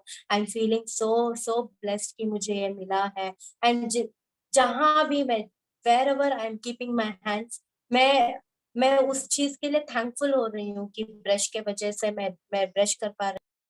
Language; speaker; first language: Hindi; native; Hindi